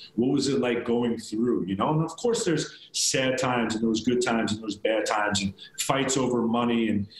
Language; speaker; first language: English; native; English